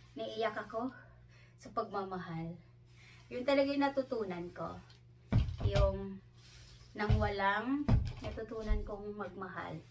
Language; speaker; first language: Filipino; non-native, local second language; Hiligaynon